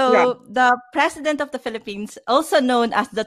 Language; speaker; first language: English; non-native, local second language; Filipino